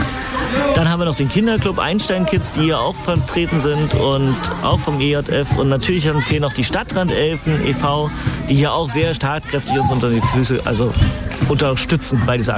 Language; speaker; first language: German; native; German